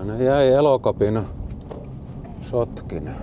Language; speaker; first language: Finnish; native; Finnish